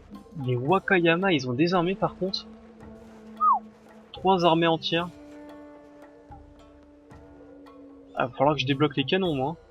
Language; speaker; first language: French; native; French